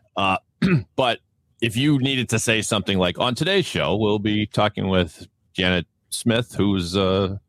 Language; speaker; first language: English; native; English